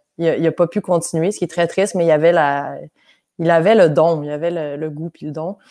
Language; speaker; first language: French; native; French